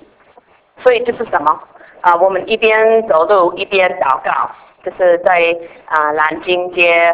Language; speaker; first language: Chinese; non-native, fluent; English